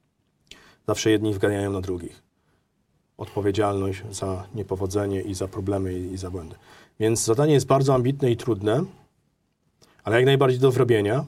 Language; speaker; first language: Polish; native; Polish